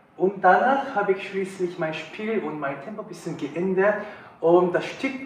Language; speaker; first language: German; non-native, fluent; Korean